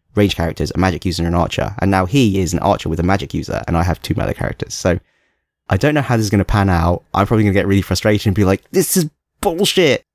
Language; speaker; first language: English; native; English